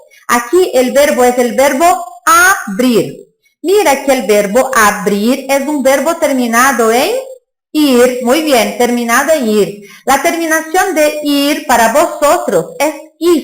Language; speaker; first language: Spanish; non-native, fluent; Portuguese